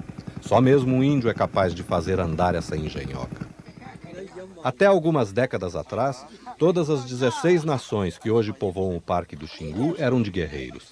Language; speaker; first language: Portuguese; native; Portuguese